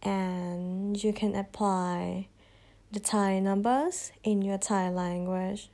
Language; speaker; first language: English; non-native, fluent; Thai